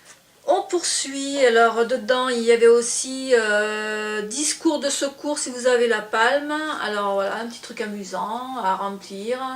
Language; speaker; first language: French; native; French